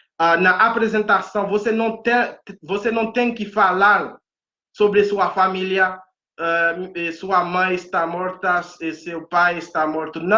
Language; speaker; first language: Portuguese; non-native, fluent; Haitian Creole